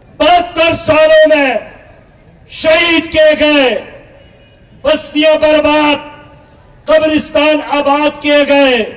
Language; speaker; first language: Urdu; non-native, local second language; Pashto